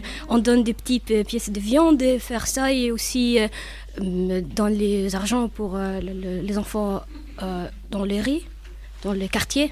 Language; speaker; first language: French; non-native, learner; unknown